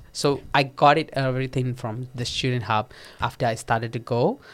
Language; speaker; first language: English; non-native, local second language; Tamil